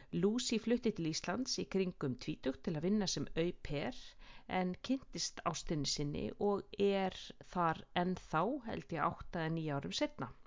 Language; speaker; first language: Icelandic; native; Icelandic